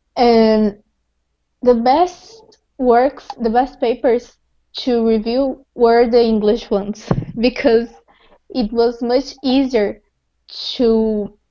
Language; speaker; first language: English; non-native, fluent; Portuguese